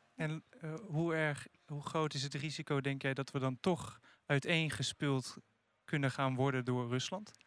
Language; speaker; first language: Dutch; native; Dutch